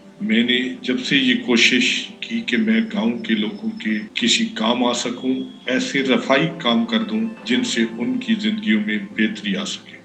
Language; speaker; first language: Urdu; non-native, local second language; Punjabi